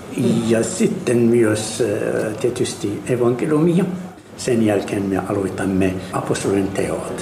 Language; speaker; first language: Finnish; non-native, learner; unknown